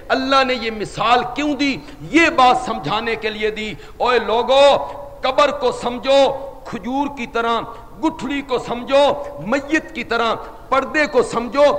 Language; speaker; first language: Urdu; non-native, local second language; Punjabi